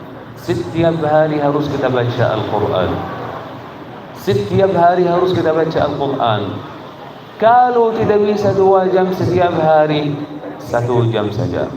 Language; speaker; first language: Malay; non-native, fluent; Arabic